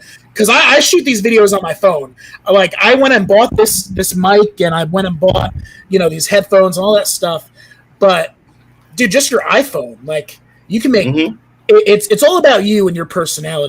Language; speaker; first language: English; native; English